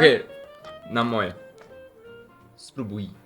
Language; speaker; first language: Polish; non-native, learner; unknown